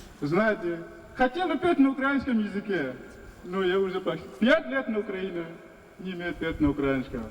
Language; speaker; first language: Russian; non-native, fluent; Portuguese